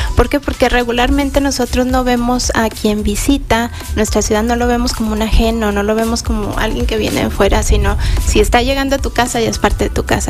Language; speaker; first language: Spanish; native; Spanish